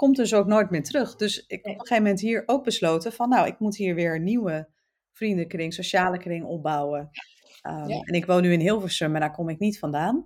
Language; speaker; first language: Dutch; native; Dutch